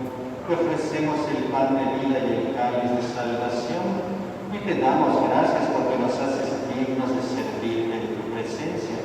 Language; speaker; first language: Spanish; native; Spanish